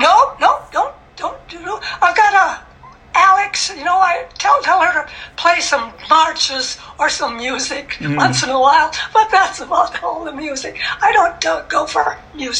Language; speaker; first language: English; native; English